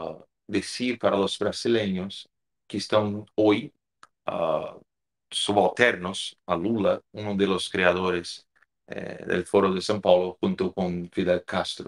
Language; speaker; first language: Spanish; non-native, fluent; Portuguese